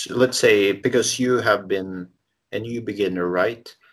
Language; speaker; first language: English; non-native, fluent; Norwegian